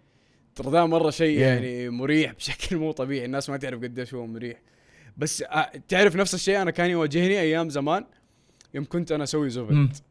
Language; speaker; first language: Arabic; native; Arabic